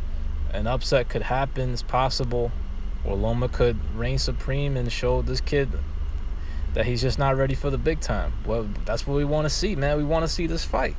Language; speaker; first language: English; native; English